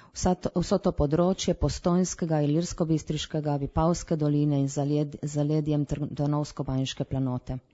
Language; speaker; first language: Slovenian; native; Slovenian